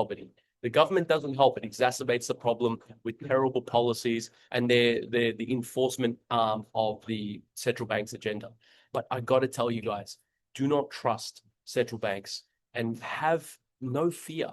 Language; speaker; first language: English; native; English